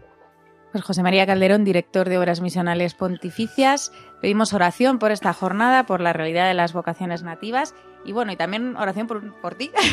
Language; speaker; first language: Spanish; native; Spanish